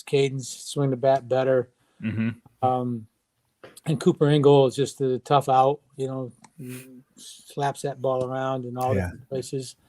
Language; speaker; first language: English; native; English